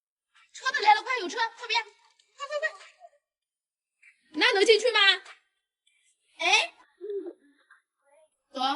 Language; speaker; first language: Chinese; native; Chinese